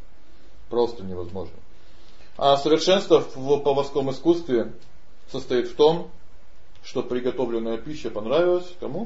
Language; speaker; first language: Russian; native; Russian